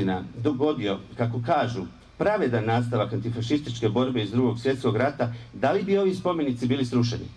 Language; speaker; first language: Croatian; native; Croatian